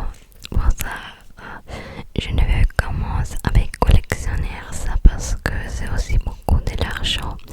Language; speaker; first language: French; non-native, learner; English